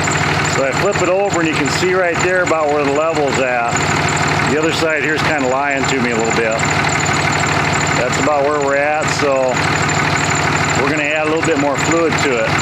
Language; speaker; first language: English; native; English